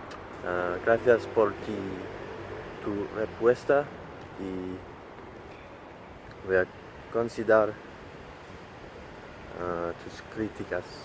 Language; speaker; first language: Spanish; non-native, learner; English